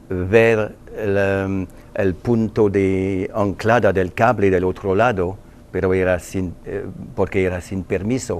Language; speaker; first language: Spanish; non-native, learner; French